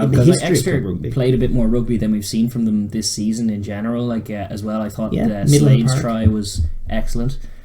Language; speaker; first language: English; native; English